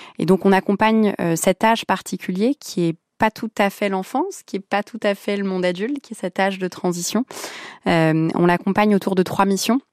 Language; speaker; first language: French; early bilingual, other home language; Arabic